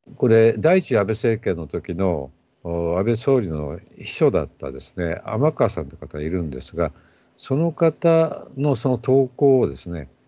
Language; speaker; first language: Japanese; native; Japanese